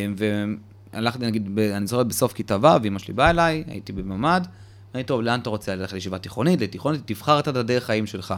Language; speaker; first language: Hebrew; early bilingual, other home language; Russian